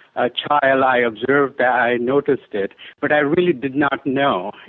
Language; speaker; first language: English; non-native, local second language; Hindi